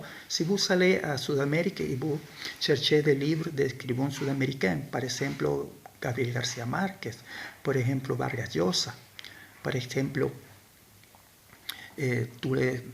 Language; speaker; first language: French; non-native, learner; Spanish